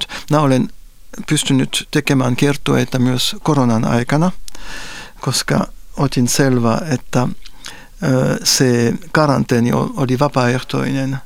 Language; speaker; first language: Finnish; non-native, fluent; French